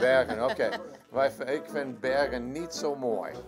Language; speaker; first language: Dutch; non-native, learner; English